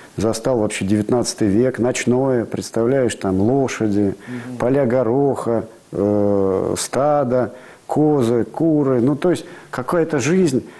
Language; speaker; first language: Russian; native; Russian